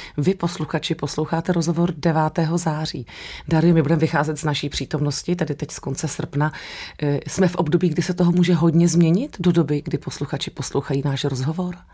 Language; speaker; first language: Czech; native; Czech